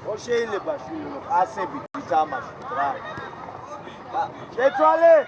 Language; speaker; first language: Georgian; native; Georgian